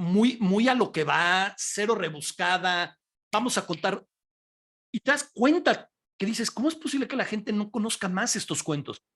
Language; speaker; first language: Spanish; native; Spanish